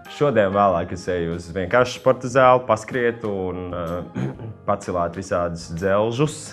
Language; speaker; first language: Latvian; native; Latvian